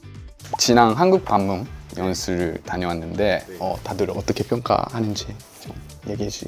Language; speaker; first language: Korean; non-native, fluent; Japanese